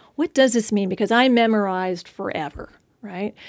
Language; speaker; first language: English; native; English